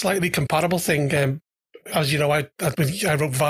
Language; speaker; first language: English; native; English